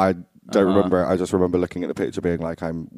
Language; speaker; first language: English; native; English